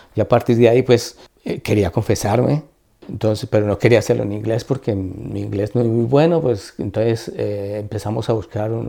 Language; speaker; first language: Spanish; native; Spanish